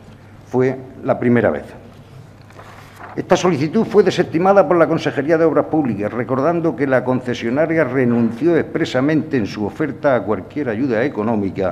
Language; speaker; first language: Spanish; native; Spanish